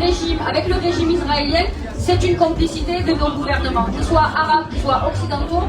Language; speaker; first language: French; native; French